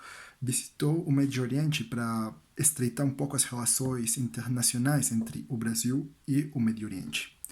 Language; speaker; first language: Portuguese; non-native, learner; Spanish